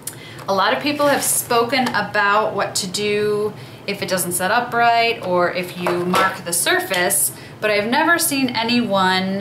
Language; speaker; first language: English; native; English